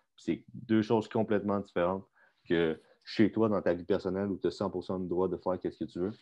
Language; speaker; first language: French; native; French